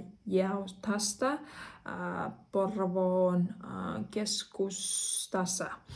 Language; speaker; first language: Finnish; non-native, learner; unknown